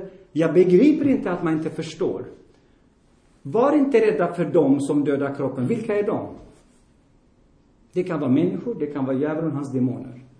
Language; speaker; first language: Swedish; non-native, fluent; Armenian